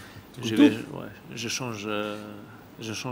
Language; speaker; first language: French; non-native, learner; Serbian